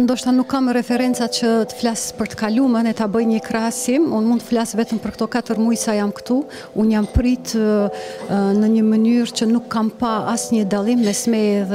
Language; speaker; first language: Albanian; native; Albanian